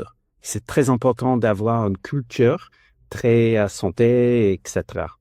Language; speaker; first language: French; non-native, learner; English